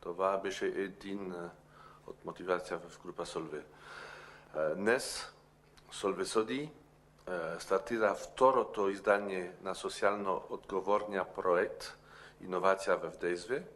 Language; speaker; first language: Bulgarian; non-native, learner; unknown